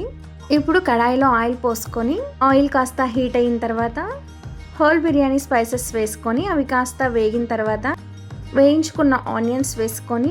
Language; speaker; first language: Telugu; native; Telugu